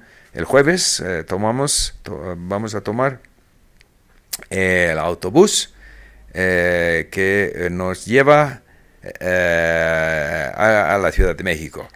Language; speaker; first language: Spanish; non-native, fluent; English